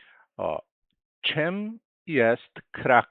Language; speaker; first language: Polish; non-native, fluent; Portuguese